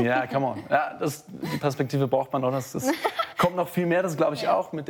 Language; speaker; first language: German; native; German